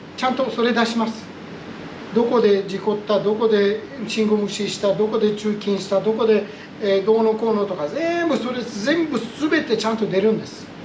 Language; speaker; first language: Japanese; non-native, fluent; Persian